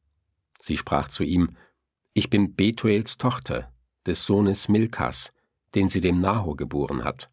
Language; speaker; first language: German; native; German